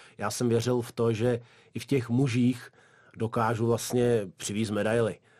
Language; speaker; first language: Czech; early bilingual, other home language; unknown